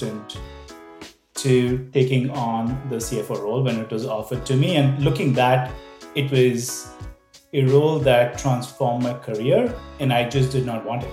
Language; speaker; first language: English; non-native, local second language; Hindi